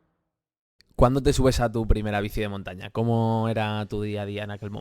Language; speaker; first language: Spanish; native; Spanish